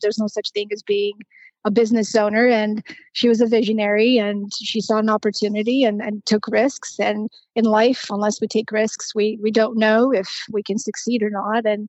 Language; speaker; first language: English; non-native, fluent; Romanian